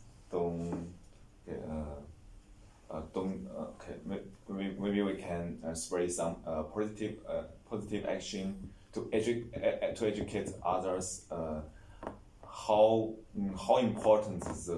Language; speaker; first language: English; non-native, learner; Chinese